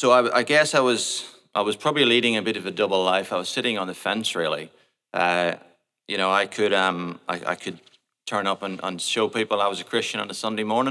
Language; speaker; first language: English; native; English